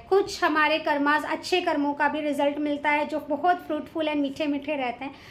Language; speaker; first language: Hindi; native; Hindi